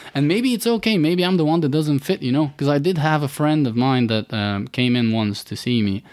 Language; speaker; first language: English; non-native, fluent; Bulgarian